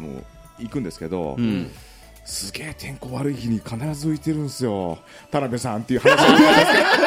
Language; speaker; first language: Japanese; native; Japanese